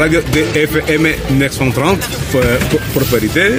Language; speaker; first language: French; non-native, fluent; Spanish